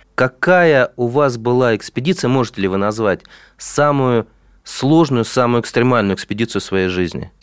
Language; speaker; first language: Russian; native; Russian